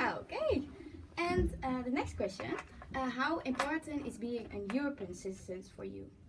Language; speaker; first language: English; non-native, learner; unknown